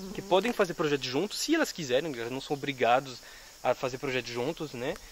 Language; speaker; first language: Portuguese; non-native, fluent; French